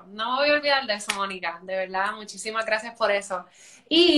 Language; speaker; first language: Spanish; native; Spanish